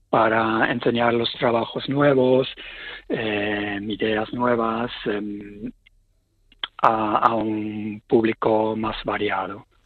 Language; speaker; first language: Spanish; non-native, fluent; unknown